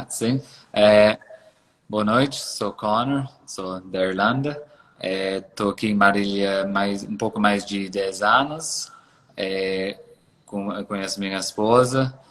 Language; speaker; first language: Portuguese; non-native, fluent; English